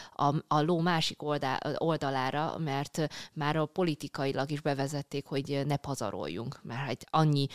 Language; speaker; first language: Hungarian; early bilingual, other home language; Chinese